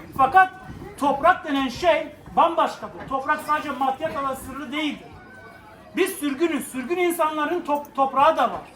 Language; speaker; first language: Turkish; non-native, local second language; Kurdish